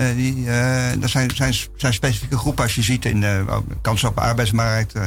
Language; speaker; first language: Dutch; native; Dutch